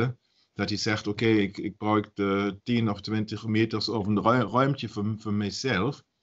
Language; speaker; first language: Dutch; non-native, learner; German